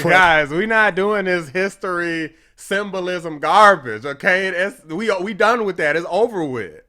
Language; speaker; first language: English; native; English